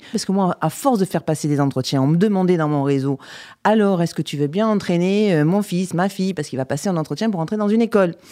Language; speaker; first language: French; native; French